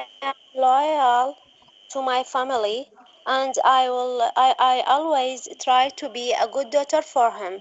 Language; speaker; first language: English; non-native, learner; Arabic